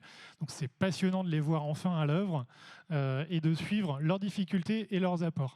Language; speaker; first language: French; native; French